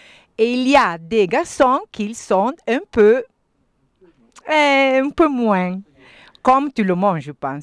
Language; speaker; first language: French; non-native, learner; Italian